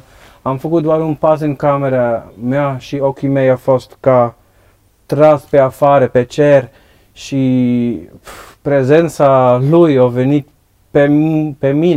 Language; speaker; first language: Romanian; non-native, learner; Dutch